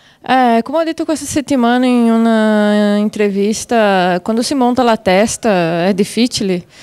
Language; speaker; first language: Italian; non-native, fluent; Portuguese